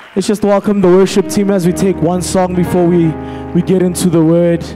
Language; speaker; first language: English; non-native, local second language; Zulu